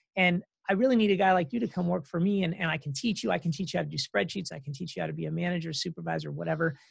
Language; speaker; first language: English; native; English